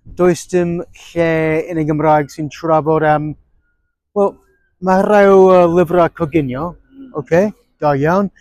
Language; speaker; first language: Welsh; non-native, fluent; English